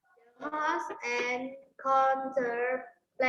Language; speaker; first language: English; non-native, learner; Vietnamese